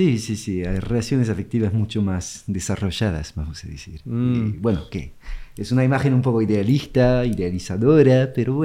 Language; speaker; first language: Spanish; non-native, fluent; French